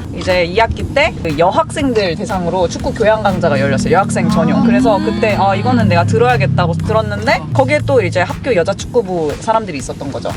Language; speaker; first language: Korean; native; Korean